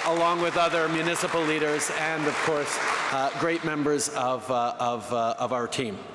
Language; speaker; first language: English; early bilingual, other home language; French